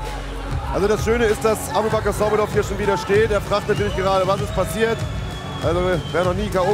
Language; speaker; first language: German; native; German